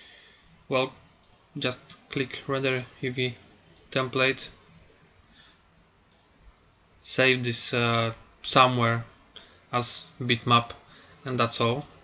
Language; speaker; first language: English; non-native, fluent; Polish